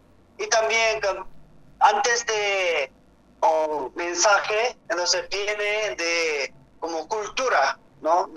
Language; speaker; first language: Spanish; non-native, learner; Korean